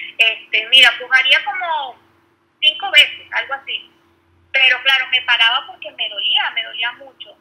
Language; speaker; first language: Spanish; native; Spanish